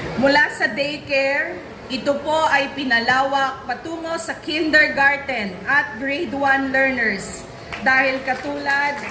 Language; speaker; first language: Filipino; native; Filipino